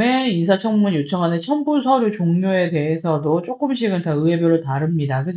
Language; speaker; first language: Korean; native; Korean